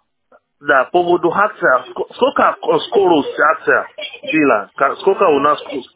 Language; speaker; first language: Russian; non-native, learner; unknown